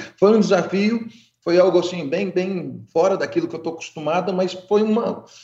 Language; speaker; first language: Portuguese; early bilingual, other home language; English